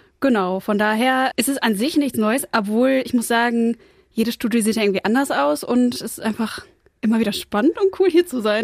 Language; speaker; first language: German; native; German